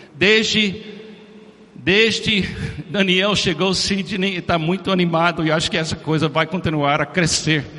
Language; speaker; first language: Portuguese; non-native, fluent; English